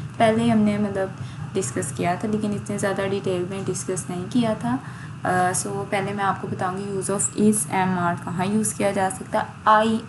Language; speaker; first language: Urdu; native; Urdu